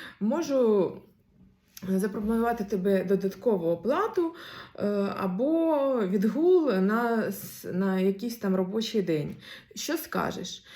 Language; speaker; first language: Ukrainian; non-native, local second language; Russian